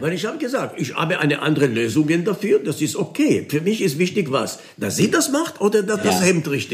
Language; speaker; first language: German; non-native, fluent; Hebrew